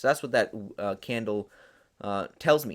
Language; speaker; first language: English; native; English